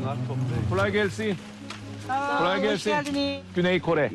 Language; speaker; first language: Turkish; non-native, learner; Korean